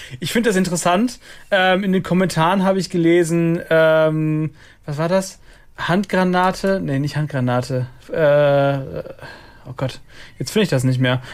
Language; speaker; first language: German; native; German